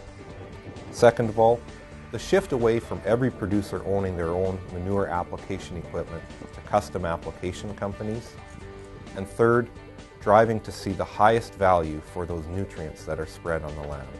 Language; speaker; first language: English; native; English